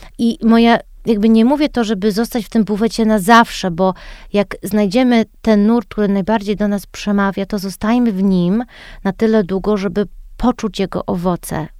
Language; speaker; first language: Polish; early bilingual, heritage; Polish